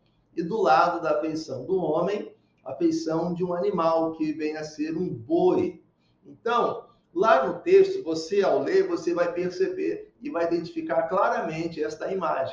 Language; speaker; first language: Portuguese; native; Portuguese